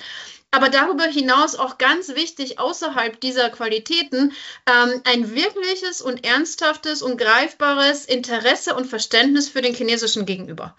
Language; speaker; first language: German; native; German